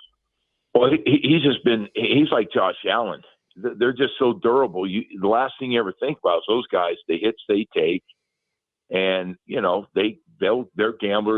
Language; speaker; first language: English; native; English